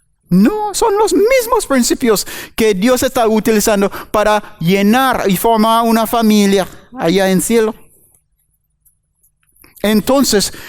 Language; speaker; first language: Spanish; non-native, learner; English